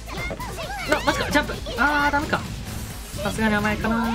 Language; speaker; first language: Japanese; native; Japanese